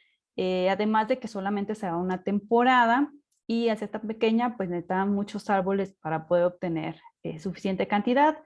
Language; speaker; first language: Spanish; native; Spanish